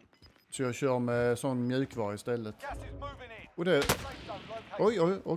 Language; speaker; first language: Swedish; native; Swedish